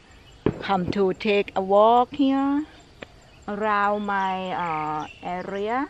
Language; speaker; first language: English; non-native, learner; Thai